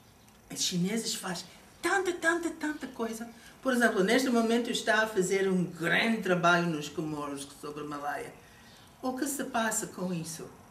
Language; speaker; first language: Portuguese; non-native, fluent; English